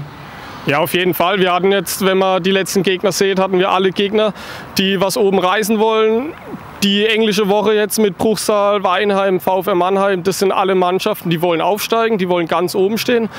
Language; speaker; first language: German; native; German